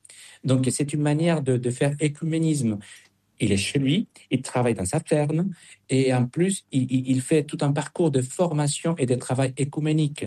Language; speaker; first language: French; non-native, fluent; Spanish